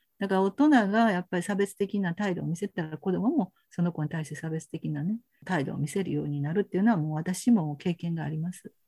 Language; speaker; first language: Japanese; native; Japanese